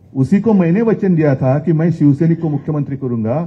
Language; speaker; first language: Hindi; non-native, local second language; Marathi